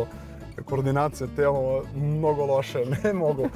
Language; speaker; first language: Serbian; non-native, learner; Portuguese